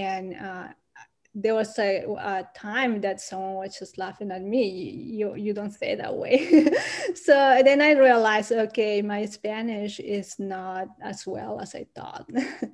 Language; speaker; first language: English; non-native, fluent; Quechua